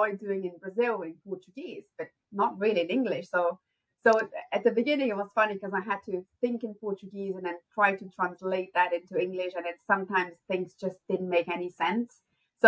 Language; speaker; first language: English; non-native, fluent; Portuguese